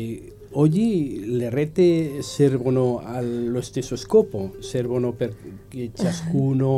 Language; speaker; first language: Italian; non-native, fluent; Spanish